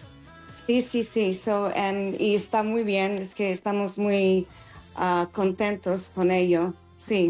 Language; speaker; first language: Spanish; non-native, fluent; English